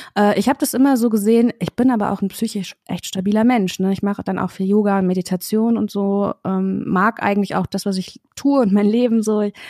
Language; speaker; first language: German; native; German